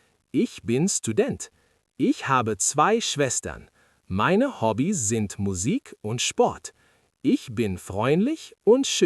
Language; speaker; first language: German; non-native, learner; English